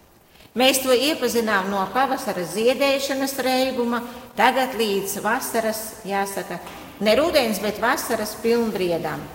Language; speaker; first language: Latvian; native; Latvian